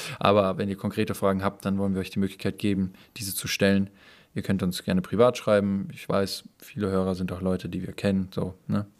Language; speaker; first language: German; native; German